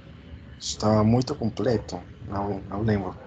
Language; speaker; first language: Portuguese; non-native, learner; Spanish